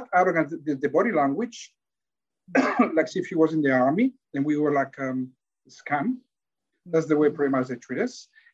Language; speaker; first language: English; non-native, fluent; Spanish